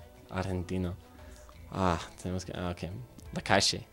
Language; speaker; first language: Spanish; non-native, fluent; English